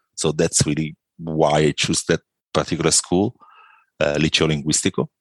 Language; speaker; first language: English; non-native, fluent; Italian